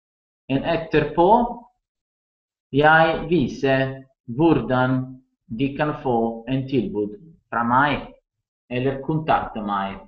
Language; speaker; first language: Norwegian; non-native, learner; Italian